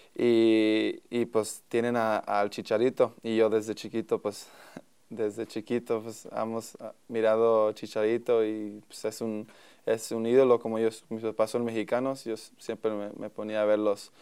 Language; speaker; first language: Spanish; early bilingual, heritage; Spanish